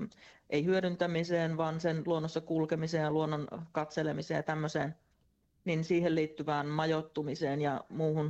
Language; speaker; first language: Finnish; native; Finnish